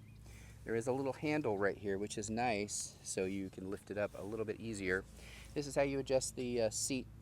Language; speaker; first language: English; native; English